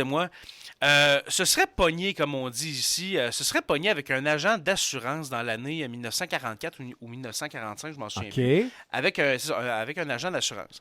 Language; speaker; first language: French; native; French